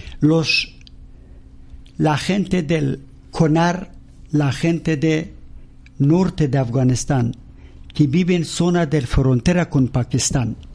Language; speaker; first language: Spanish; non-native, learner; Persian